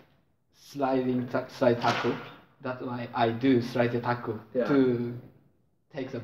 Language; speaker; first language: English; non-native, learner; Japanese